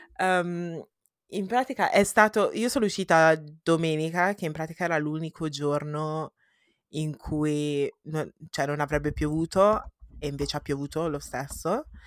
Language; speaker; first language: Italian; early bilingual, heritage; Italian